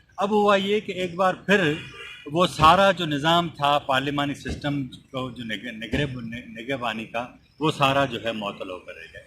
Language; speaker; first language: Urdu; non-native, local second language; Sindhi